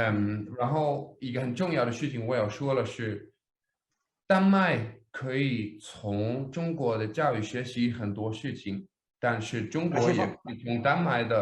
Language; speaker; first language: Chinese; non-native, fluent; Danish